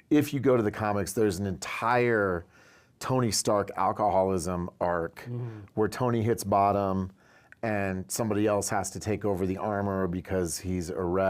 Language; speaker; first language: English; native; English